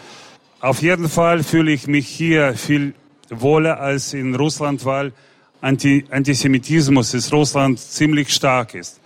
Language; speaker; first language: German; non-native, fluent; Russian